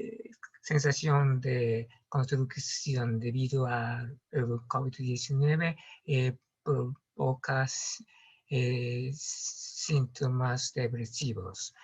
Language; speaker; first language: Spanish; non-native, learner; Japanese